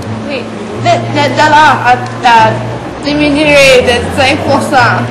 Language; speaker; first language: French; non-native, learner; English